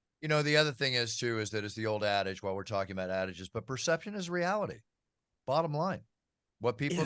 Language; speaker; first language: English; native; English